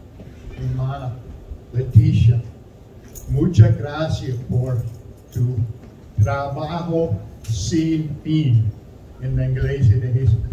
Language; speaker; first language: Spanish; non-native, learner; German